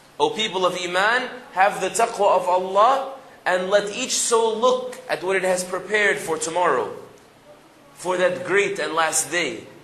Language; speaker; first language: English; early bilingual, other home language; Arabic